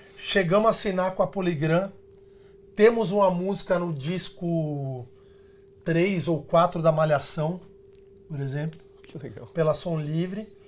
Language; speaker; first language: Portuguese; early bilingual, other home language; Spanish